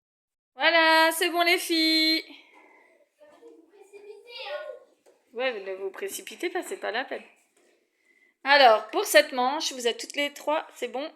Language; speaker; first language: French; native; French